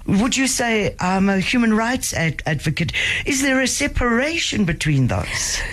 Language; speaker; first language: English; native; English